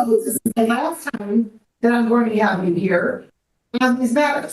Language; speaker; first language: English; native; English